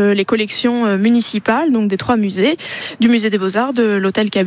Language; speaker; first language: French; native; French